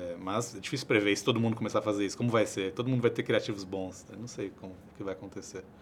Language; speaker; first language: Portuguese; native; Portuguese